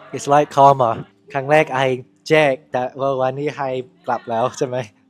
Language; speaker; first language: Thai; non-native, learner; Cantonese